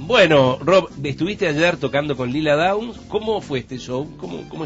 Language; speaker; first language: Spanish; native; Spanish